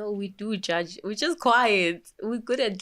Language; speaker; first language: English; non-native, local second language; Swati